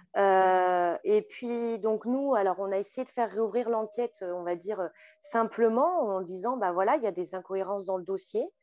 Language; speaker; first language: French; native; French